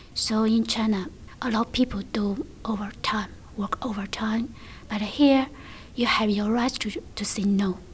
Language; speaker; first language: English; non-native, learner; Chinese